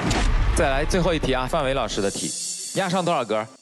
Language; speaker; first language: Chinese; native; Chinese